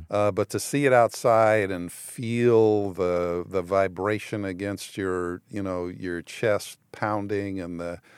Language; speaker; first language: English; native; English